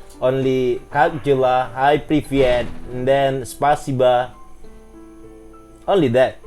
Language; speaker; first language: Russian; non-native, learner; Indonesian